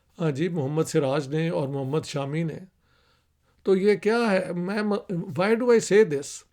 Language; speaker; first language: Urdu; non-native, local second language; Punjabi